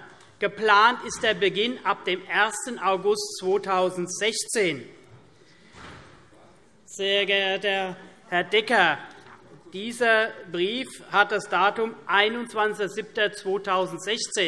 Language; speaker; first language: German; native; German